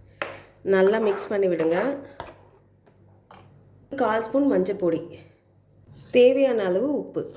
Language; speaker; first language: Tamil; native; Tamil